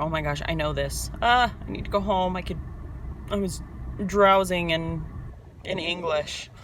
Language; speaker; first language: English; native; English